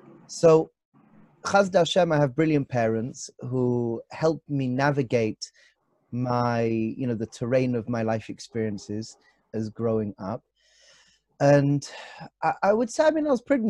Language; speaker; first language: English; native; English